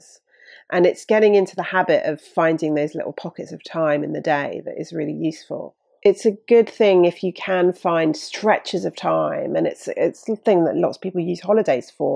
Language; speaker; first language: English; native; English